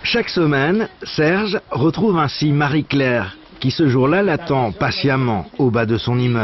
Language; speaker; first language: French; native; French